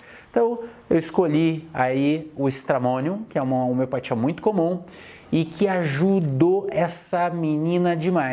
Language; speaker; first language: Portuguese; native; Portuguese